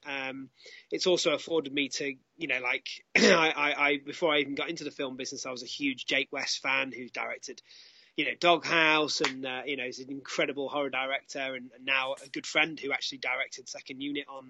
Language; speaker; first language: English; native; English